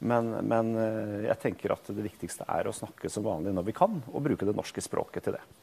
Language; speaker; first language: Norwegian; native; Norwegian